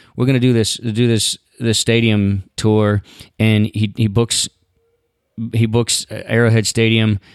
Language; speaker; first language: English; native; English